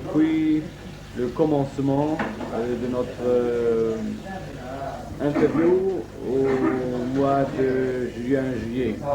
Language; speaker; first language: French; non-native, fluent; German